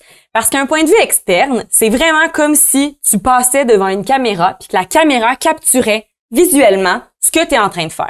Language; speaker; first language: French; native; French